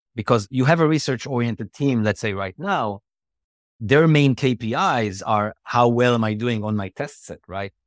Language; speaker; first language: English; non-native, fluent; Hebrew